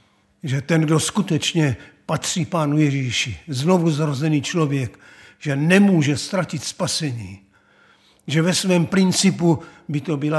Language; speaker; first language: Czech; native; Czech